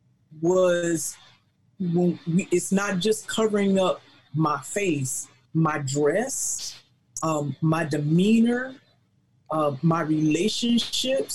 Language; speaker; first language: English; native; English